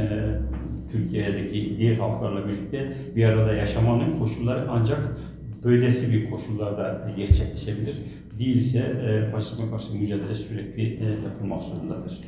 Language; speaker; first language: Turkish; native; Turkish